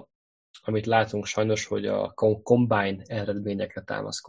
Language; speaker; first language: Hungarian; native; Hungarian